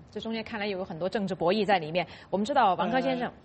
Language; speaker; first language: Chinese; native; Chinese